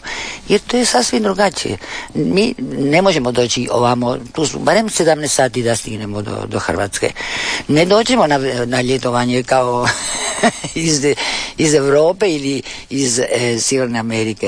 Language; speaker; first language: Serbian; early bilingual, heritage; Spanish